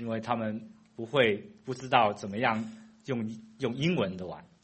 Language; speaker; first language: Chinese; non-native, fluent; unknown